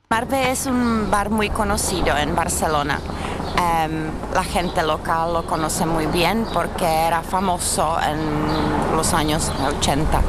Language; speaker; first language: Spanish; non-native, fluent; Czech